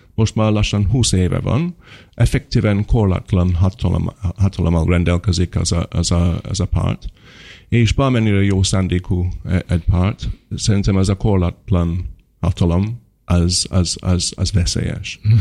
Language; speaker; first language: Hungarian; non-native, fluent; English